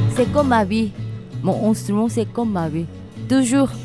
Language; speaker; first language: French; non-native, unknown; Korean